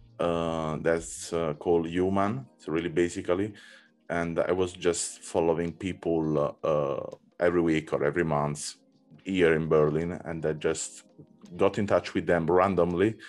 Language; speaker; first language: English; non-native, learner; Italian